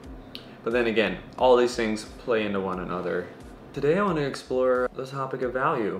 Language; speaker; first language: English; native; English